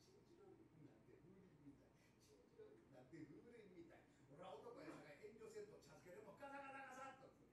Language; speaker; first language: Japanese; native; Japanese